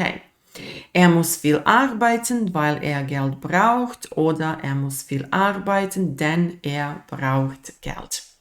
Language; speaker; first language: German; non-native, fluent; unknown